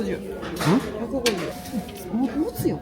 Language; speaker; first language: Japanese; native; Japanese